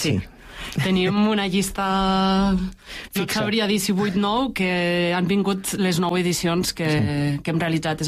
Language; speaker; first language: Catalan; native; Catalan